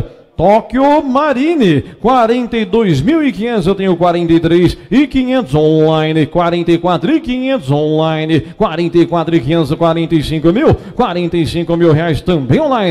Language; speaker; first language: Portuguese; native; Portuguese